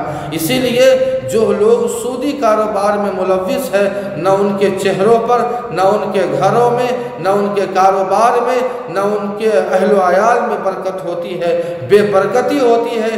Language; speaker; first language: Urdu; native; Urdu